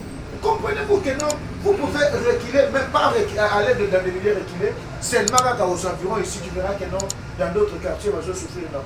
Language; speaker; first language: French; non-native, local second language; Lingala